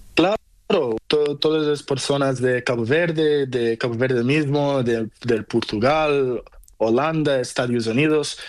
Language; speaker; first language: Spanish; non-native, learner; Portuguese